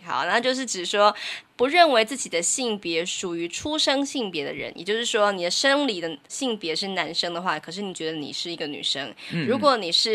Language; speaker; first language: Chinese; native; Chinese